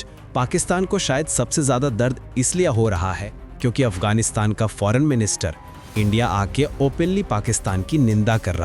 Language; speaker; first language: Hindi; native; Hindi